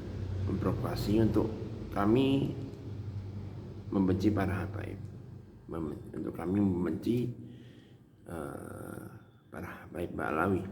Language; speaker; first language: Indonesian; native; Indonesian